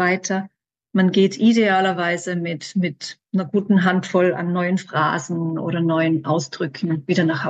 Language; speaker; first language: German; native; German